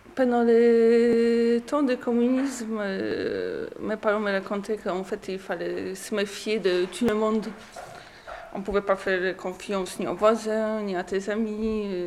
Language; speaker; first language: French; non-native, learner; Polish